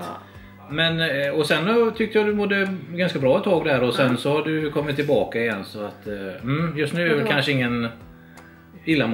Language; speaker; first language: Swedish; native; Swedish